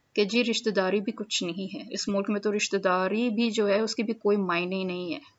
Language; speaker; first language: Urdu; non-native, local second language; Punjabi